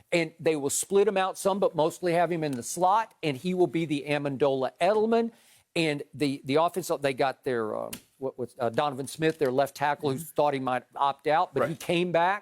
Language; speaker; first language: English; native; English